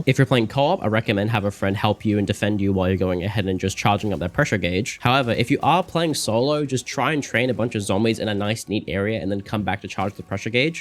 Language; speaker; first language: English; native; English